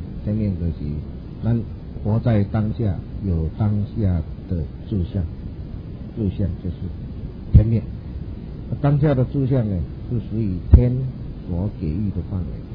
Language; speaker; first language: Chinese; non-native, local second language; Min Nan Chinese